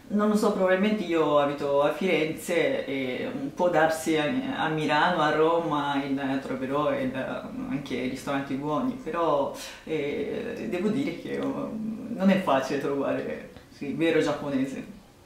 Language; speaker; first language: Italian; non-native, fluent; Japanese